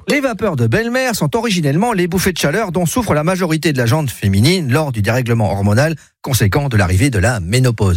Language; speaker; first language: French; native; French